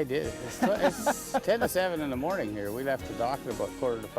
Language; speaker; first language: English; native; English